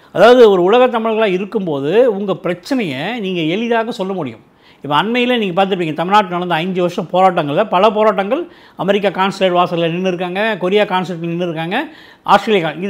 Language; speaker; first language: Tamil; native; Tamil